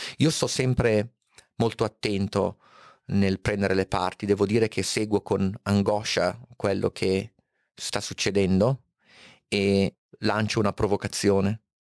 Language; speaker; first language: Italian; native; Italian